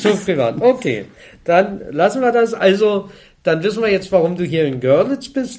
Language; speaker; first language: German; native; German